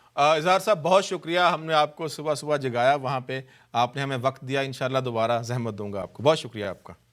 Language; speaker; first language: Urdu; native; Urdu